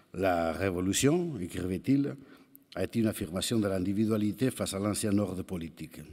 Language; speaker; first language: French; non-native, fluent; Spanish